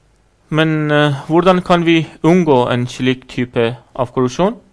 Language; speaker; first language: Norwegian; non-native, fluent; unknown